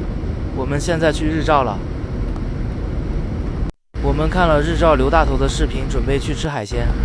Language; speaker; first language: Chinese; native; Chinese